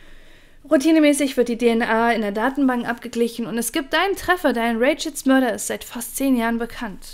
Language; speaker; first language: German; native; German